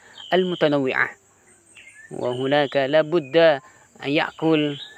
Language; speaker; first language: Arabic; non-native, fluent; Indonesian